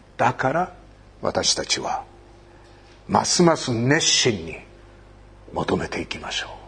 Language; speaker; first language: Japanese; native; Japanese